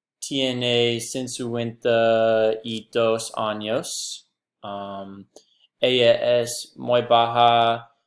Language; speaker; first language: Spanish; non-native, learner; English